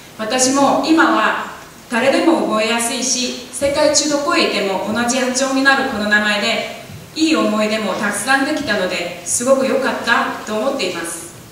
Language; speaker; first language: Japanese; non-native, fluent; Korean